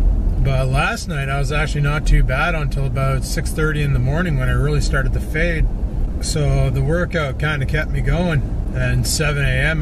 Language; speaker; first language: English; native; English